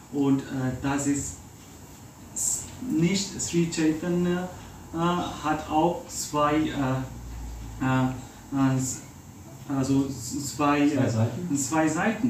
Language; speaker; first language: German; non-native, learner; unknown